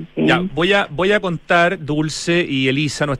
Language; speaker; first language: Spanish; native; Spanish